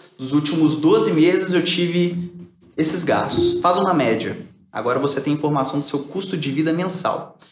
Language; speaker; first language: Portuguese; early bilingual, other home language; Spanish